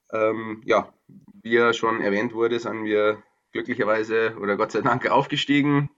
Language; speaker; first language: German; native; German